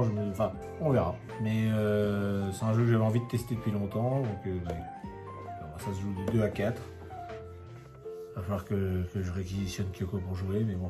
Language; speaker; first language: French; native; French